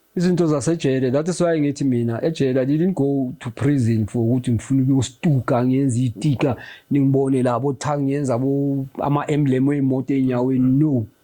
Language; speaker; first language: Zulu; native; Zulu